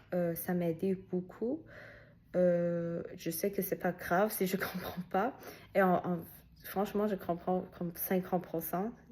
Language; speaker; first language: French; non-native, learner; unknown